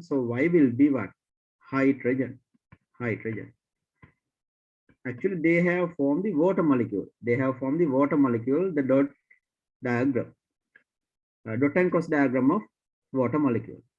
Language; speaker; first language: English; non-native, local second language; Sinhala